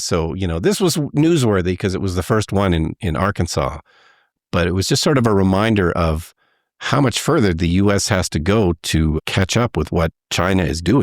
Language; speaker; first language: English; native; English